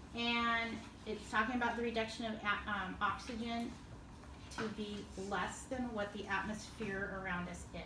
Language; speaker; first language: English; native; English